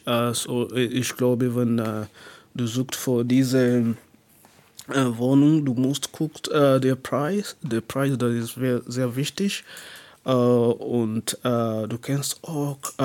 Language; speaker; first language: German; non-native, learner; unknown